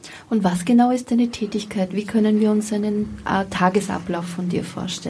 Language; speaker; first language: German; native; German